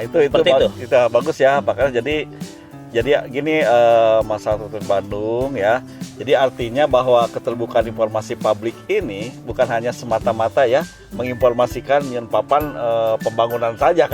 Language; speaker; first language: Indonesian; non-native, local second language; Sundanese